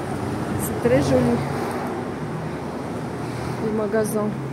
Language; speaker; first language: French; non-native, fluent; Russian